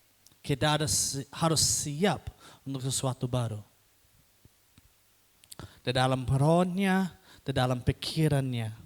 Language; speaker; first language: Indonesian; non-native, fluent; English